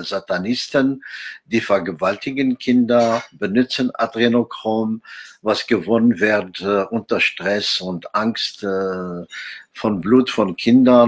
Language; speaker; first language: German; non-native, fluent; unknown